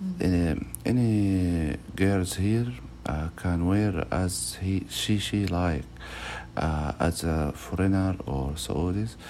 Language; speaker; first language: English; non-native, learner; Arabic